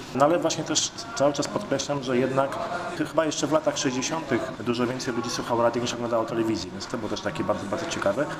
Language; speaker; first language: Polish; native; Polish